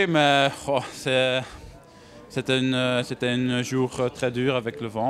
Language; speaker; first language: French; non-native, local second language; Dutch